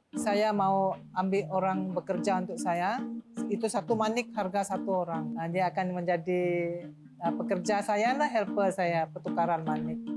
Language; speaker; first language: Malay; non-native, local second language; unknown